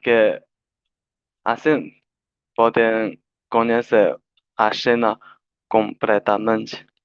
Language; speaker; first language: Portuguese; non-native, learner; Chinese